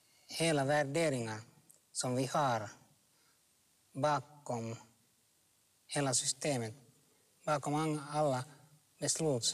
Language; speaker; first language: Swedish; non-native, local second language; Finnish